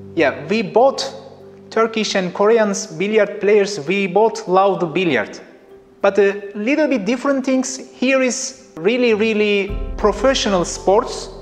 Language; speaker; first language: English; non-native, fluent; Turkish